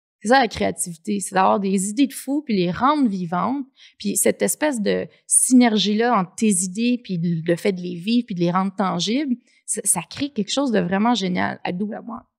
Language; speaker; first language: French; native; French